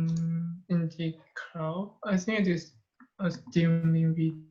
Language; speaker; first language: English; non-native, fluent; Chinese